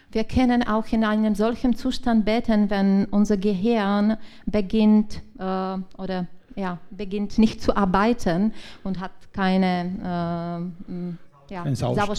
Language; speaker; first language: German; non-native, learner; Czech